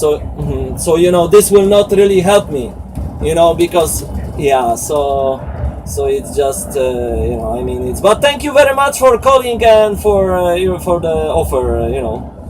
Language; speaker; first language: English; non-native, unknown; Polish